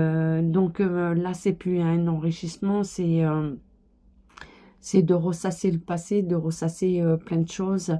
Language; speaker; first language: French; native; French